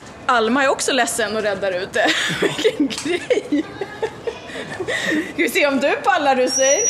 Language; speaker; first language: Swedish; native; Swedish